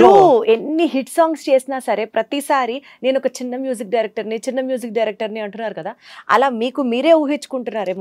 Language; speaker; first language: Telugu; native; Telugu